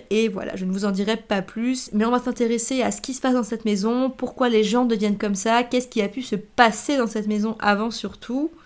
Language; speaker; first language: French; native; French